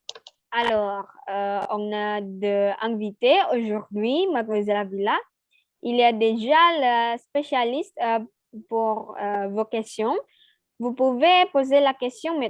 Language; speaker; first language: French; non-native, learner; Indonesian